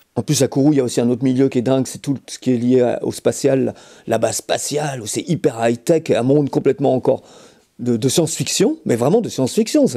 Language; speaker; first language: French; native; French